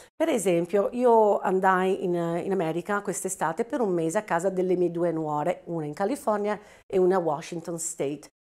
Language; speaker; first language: Italian; native; Italian